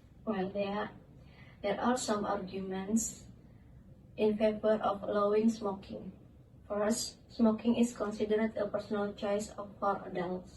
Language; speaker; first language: English; non-native, learner; Indonesian